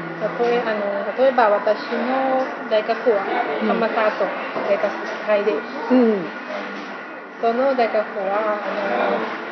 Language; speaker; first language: Japanese; non-native, learner; Thai